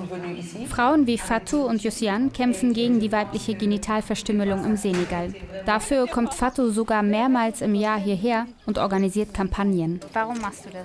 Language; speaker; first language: German; native; German